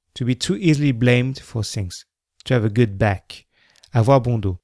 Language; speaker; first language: English; non-native, fluent; French